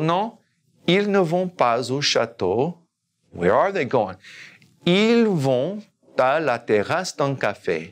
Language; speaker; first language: French; non-native, fluent; English